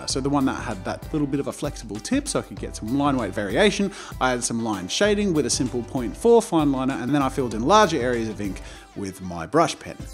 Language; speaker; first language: English; native; English